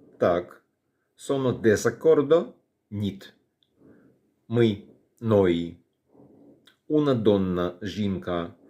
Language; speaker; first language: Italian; non-native, learner; Ukrainian